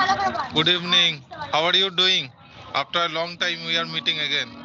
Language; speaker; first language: English; non-native, local second language; Santali